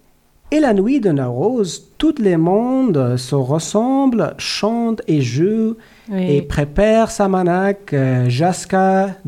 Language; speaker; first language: French; non-native, learner; Persian